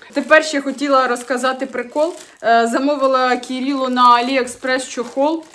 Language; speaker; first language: Ukrainian; native; Ukrainian